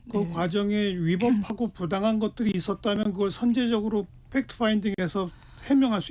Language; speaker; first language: Korean; native; Korean